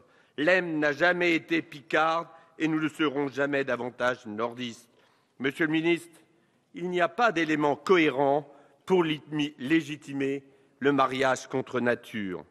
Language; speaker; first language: French; native; French